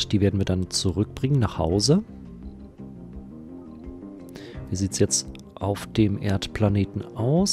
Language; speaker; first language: German; native; German